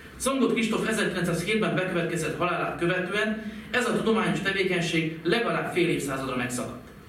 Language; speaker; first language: Hungarian; native; Hungarian